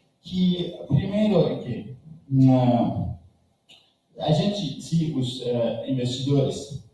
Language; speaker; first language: Portuguese; non-native, learner; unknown